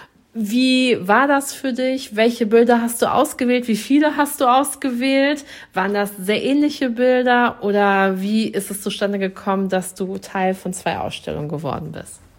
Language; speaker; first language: German; native; German